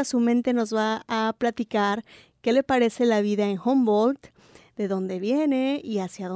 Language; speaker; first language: Spanish; native; Spanish